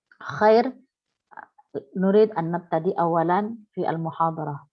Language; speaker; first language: Arabic; non-native, fluent; Indonesian